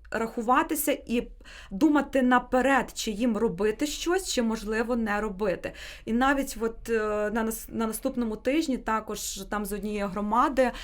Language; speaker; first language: Ukrainian; native; Ukrainian